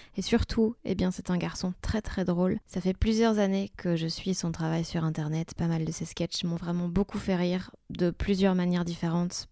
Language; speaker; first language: French; native; French